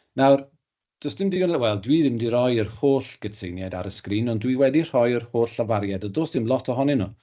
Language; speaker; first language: Welsh; native; Welsh